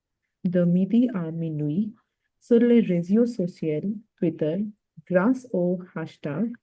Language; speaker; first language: French; non-native, learner; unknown